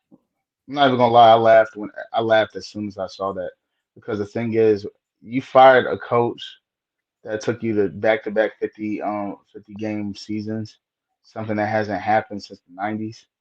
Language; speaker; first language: English; native; English